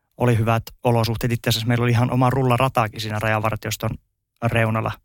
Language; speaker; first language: Finnish; native; Finnish